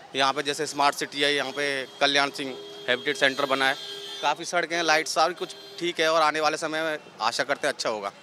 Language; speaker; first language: Hindi; native; Hindi